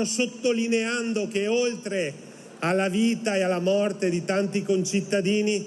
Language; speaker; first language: Italian; native; Italian